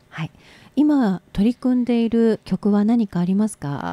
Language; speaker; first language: Japanese; native; Japanese